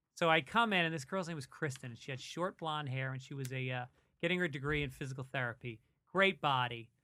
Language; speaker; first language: English; native; English